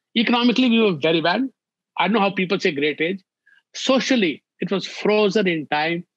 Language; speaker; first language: English; non-native, local second language; Hindi